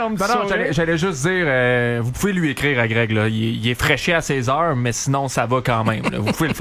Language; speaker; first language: French; native; French